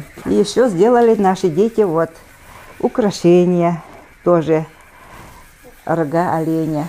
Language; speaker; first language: Russian; non-native, local second language; Yakut